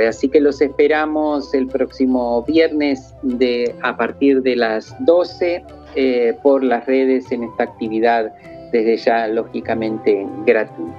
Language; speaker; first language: Spanish; native; Spanish